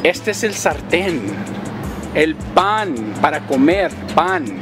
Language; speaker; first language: Spanish; early bilingual, heritage; Spanish